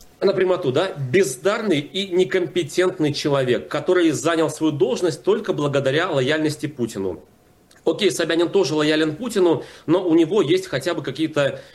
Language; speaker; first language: Russian; native; Russian